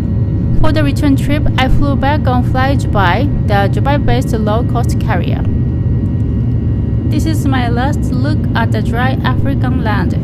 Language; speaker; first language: English; non-native, learner; Japanese